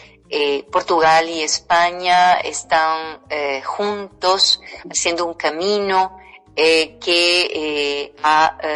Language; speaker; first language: Spanish; non-native, fluent; Portuguese